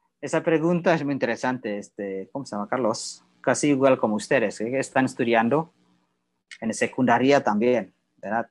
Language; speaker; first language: Spanish; non-native, learner; Indonesian